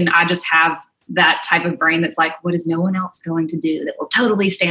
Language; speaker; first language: English; native; English